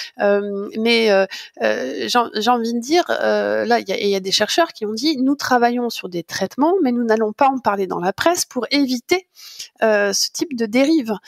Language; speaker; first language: French; native; French